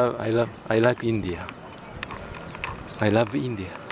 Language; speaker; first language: English; non-native, learner; Japanese